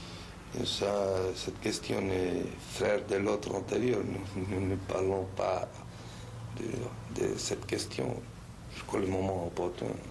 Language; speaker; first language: French; non-native, fluent; Spanish